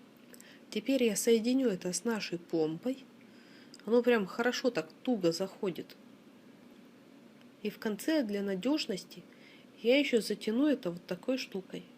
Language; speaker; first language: Russian; native; Russian